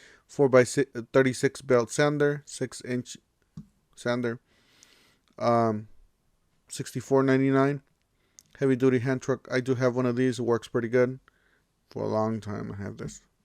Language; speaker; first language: English; native; English